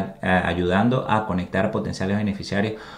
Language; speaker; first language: Spanish; native; Spanish